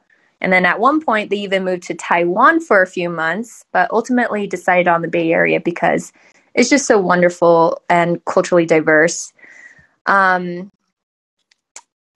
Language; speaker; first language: English; early bilingual, other home language; Chinese